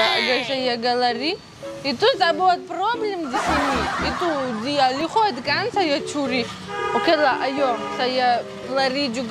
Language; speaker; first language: Indonesian; non-native, learner; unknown